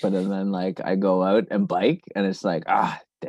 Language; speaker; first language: English; native; English